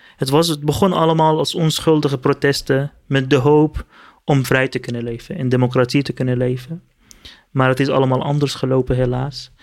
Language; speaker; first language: Dutch; non-native, fluent; Kurdish